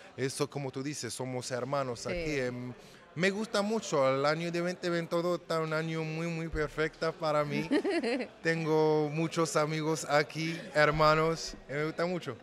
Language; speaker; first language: Spanish; non-native, learner; Arabic